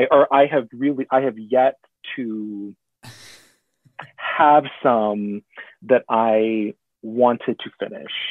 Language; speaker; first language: English; native; English